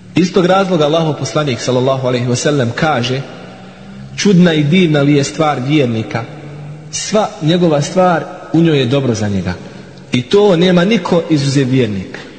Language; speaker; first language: Bosnian; non-native, fluent; Arabic